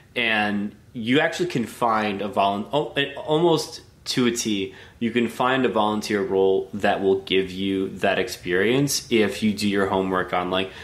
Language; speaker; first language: English; native; English